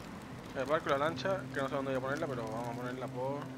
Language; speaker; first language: Spanish; native; Spanish